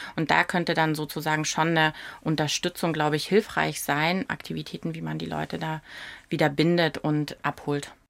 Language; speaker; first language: German; non-native, local second language; Upper Sorbian